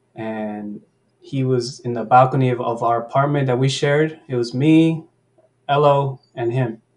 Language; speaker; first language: English; early bilingual, other home language; Spanish